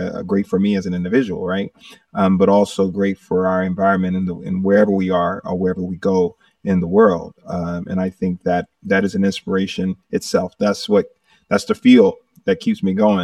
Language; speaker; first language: English; native; English